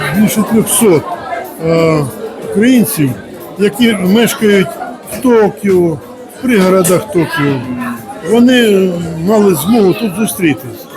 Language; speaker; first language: Ukrainian; native; Ukrainian